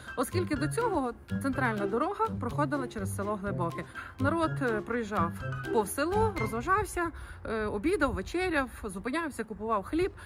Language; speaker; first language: Ukrainian; native; Ukrainian